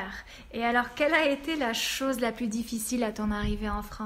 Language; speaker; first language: French; native; French